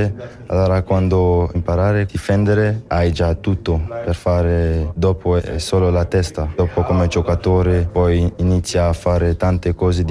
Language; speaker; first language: Italian; non-native, local second language; French